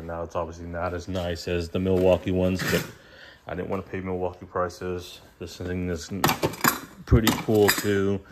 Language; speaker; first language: English; native; English